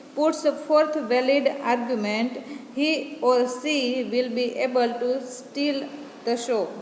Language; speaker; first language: English; non-native, local second language; Gujarati